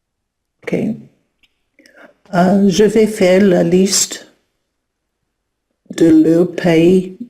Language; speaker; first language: French; non-native, learner; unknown